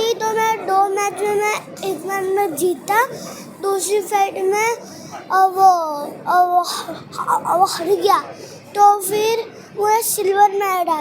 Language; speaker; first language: Hindi; non-native, local second language; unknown